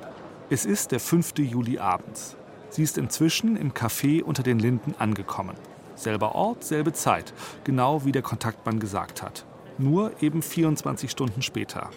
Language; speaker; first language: German; native; German